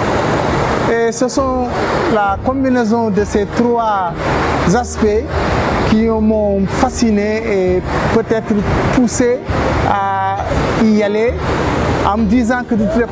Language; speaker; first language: French; non-native, local second language; Wolof